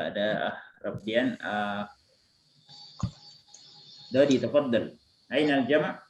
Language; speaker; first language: Arabic; non-native, fluent; Indonesian